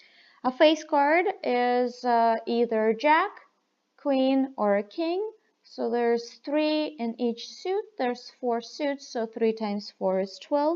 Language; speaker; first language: English; non-native, fluent; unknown